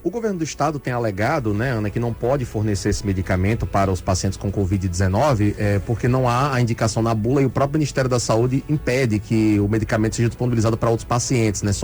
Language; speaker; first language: Portuguese; native; Portuguese